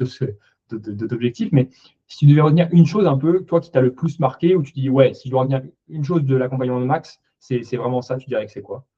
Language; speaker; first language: French; native; French